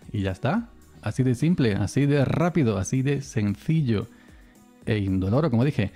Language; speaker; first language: Spanish; native; Spanish